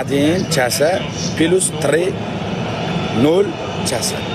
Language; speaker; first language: Russian; non-native, local second language; Uzbek